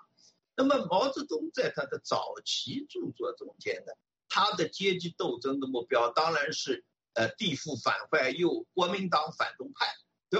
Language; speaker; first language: Chinese; native; Chinese